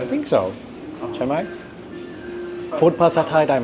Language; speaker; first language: Thai; non-native, learner; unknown